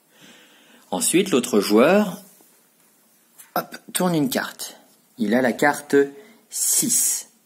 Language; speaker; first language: French; native; French